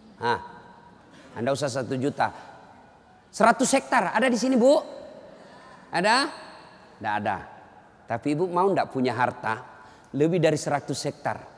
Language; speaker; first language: Indonesian; native; Indonesian